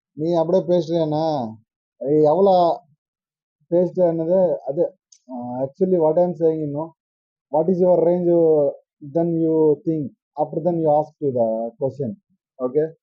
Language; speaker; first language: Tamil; non-native, learner; Telugu